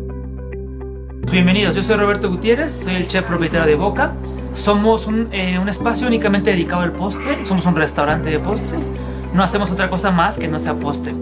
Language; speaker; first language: Spanish; native; Spanish